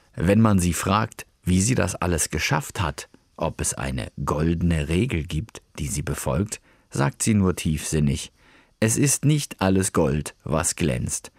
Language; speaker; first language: German; native; German